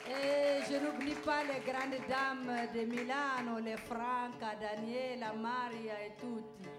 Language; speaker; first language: French; non-native, local second language; Tamasheq